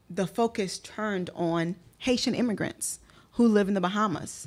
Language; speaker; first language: English; early bilingual, other home language; Haitian Creole